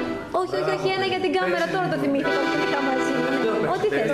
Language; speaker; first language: Greek; native; Greek